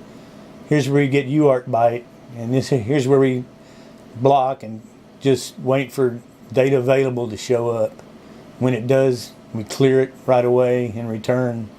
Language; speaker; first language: English; native; English